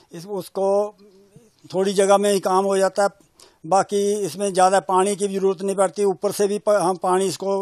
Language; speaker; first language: Hindi; native; Hindi